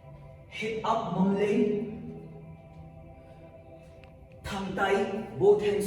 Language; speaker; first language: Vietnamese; non-native, learner; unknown